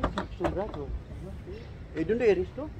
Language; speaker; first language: Spanish; non-native, learner; Filipino